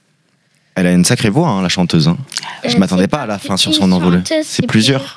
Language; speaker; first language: French; native; French